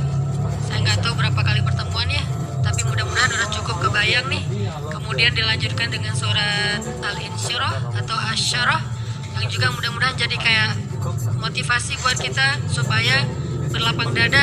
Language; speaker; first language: Indonesian; native; Indonesian